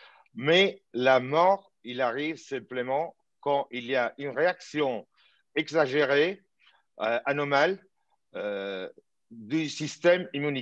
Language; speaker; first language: French; non-native, fluent; Italian